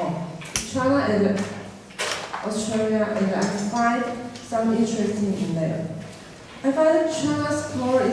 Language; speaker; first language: English; non-native, learner; Chinese